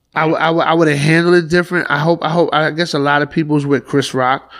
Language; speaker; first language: English; native; English